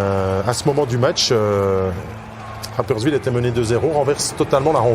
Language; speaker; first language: French; native; French